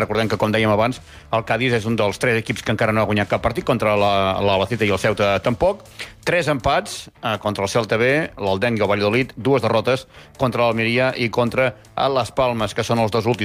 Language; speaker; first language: Catalan; native; Catalan